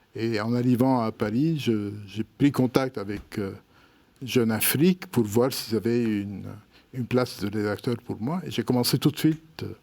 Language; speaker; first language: French; non-native, local second language; Arabic